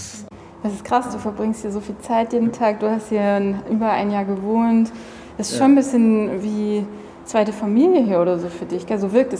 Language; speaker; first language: German; native; German